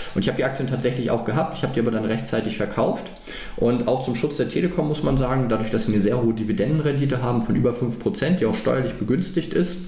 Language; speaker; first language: German; native; German